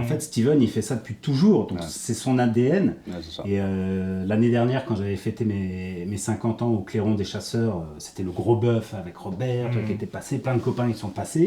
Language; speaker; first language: French; native; French